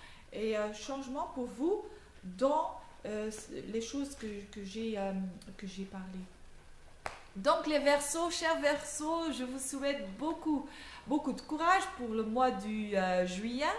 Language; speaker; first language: French; non-native, local second language; Dutch